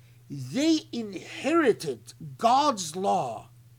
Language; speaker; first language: English; non-native, fluent; Arabic